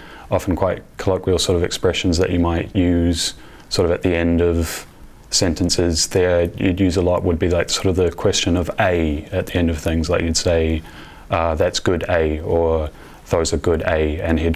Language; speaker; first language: English; native; English